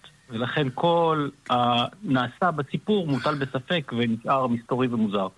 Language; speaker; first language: Hebrew; native; Hebrew